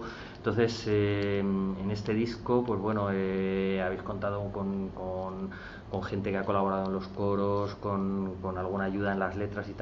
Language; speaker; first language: Spanish; native; Spanish